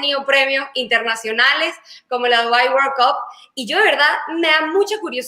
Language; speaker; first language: Spanish; native; Spanish